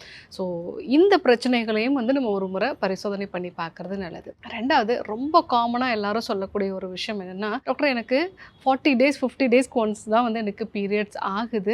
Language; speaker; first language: Tamil; native; Tamil